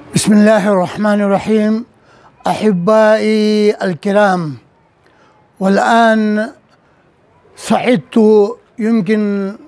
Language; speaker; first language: Arabic; non-native, fluent; Urdu